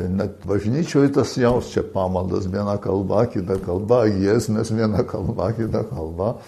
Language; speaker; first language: Lithuanian; early bilingual, heritage; Lithuanian